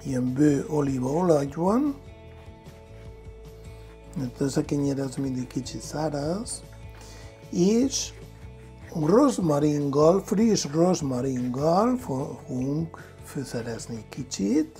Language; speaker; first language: Hungarian; non-native, fluent; Spanish